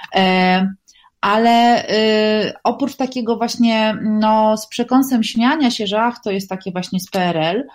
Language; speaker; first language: Polish; native; Polish